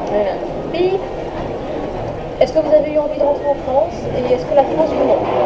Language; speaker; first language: French; native; French